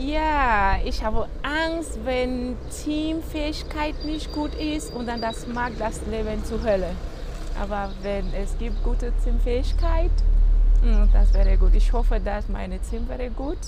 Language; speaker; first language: German; non-native, learner; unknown